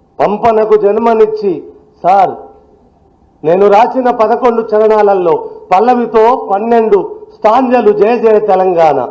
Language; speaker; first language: Telugu; native; Telugu